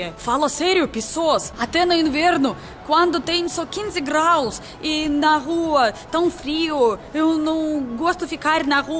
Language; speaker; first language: Portuguese; non-native, learner; Russian